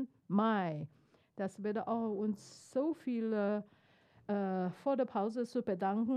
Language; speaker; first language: German; non-native, fluent; Chinese